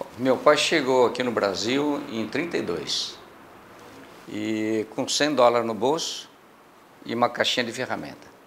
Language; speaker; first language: Portuguese; early bilingual, other home language; Japanese